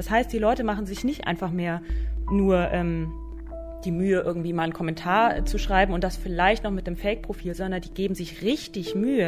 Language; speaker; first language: German; native; German